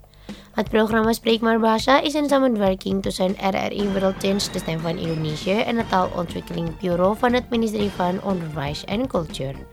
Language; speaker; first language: Dutch; non-native, learner; Indonesian